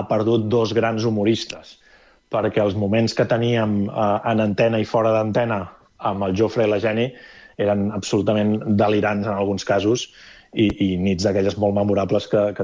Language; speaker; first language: Catalan; native; Catalan